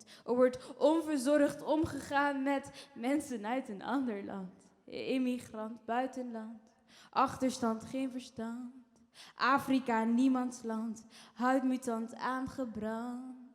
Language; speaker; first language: Dutch; early bilingual, other home language; Kinyarwanda